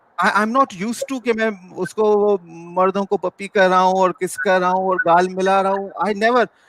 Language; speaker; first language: Urdu; non-native, local second language; Sindhi